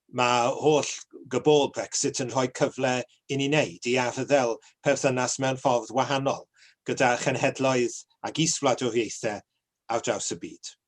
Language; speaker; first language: Welsh; native; Welsh